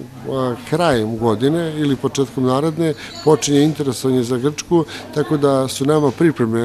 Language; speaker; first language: Croatian; native; Croatian